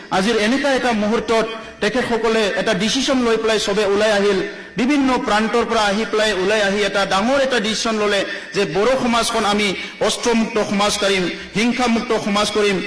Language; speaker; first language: Assamese; non-native, local second language; Bodo